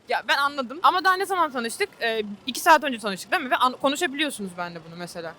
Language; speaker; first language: Turkish; native; Turkish